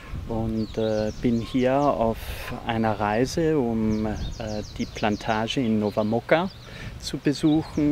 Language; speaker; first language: German; non-native, fluent; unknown